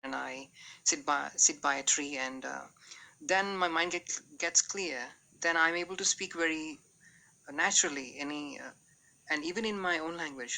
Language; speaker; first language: English; non-native, fluent; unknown